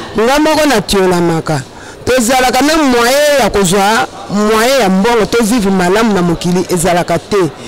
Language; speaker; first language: Lingala; native; Lingala